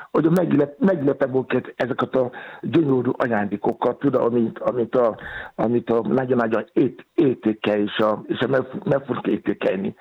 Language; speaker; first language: Hungarian; non-native, fluent; Yoruba